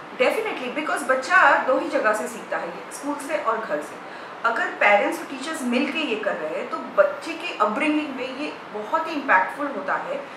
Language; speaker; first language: Hindi; non-native, local second language; Gujarati